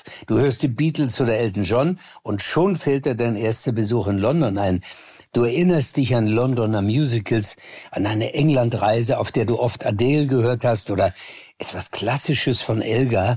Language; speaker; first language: German; native; German